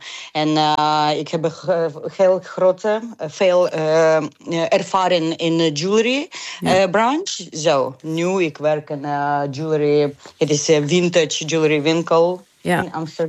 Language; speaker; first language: Dutch; non-native, learner; Ukrainian